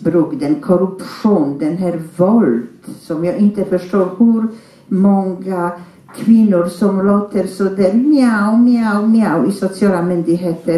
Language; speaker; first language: Swedish; non-native, fluent; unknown